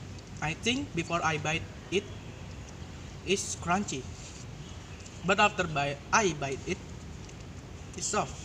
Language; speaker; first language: English; non-native, learner; Indonesian